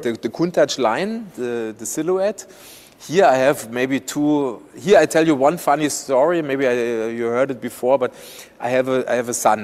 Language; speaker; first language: English; non-native, fluent; German